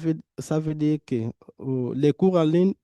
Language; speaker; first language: French; non-native, fluent; Portuguese